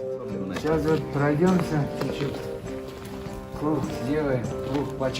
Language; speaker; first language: Russian; non-native, local second language; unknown